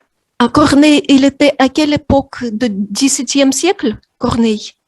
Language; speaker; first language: French; non-native, fluent; Russian